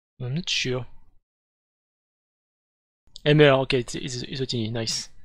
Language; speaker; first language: English; non-native, learner; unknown